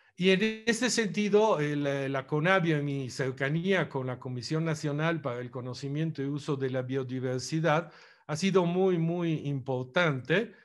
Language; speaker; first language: Spanish; non-native, fluent; Italian